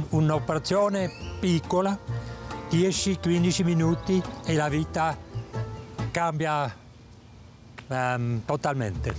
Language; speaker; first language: Italian; non-native, local second language; German